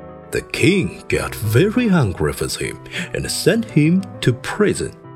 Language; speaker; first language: English; non-native, fluent; Chinese